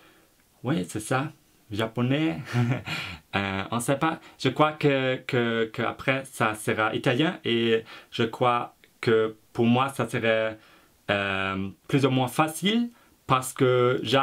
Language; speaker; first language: French; non-native, fluent; German